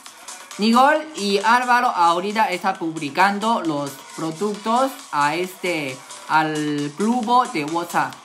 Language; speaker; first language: Spanish; non-native, learner; Chinese